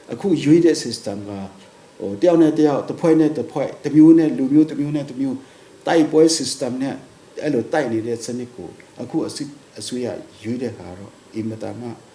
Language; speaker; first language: Burmese; non-native, local second language; Kachin